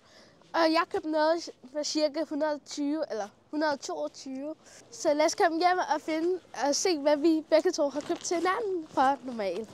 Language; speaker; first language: Danish; early bilingual, other home language; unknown